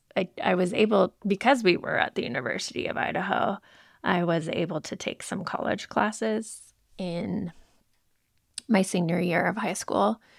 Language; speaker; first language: English; native; English